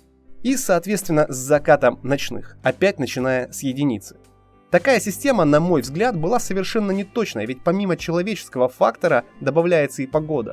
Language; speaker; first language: Russian; native; Russian